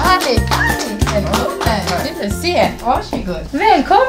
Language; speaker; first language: Swedish; non-native, fluent; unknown